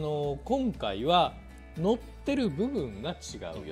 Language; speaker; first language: Japanese; native; Japanese